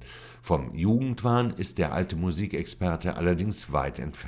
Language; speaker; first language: German; native; German